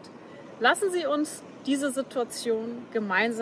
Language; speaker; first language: German; native; German